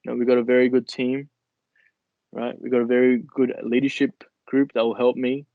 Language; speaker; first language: English; early bilingual, other home language; Nepali